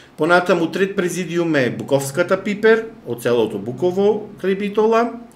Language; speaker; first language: Macedonian; native; Macedonian